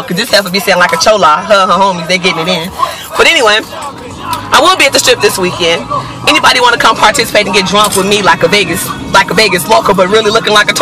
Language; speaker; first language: English; native; English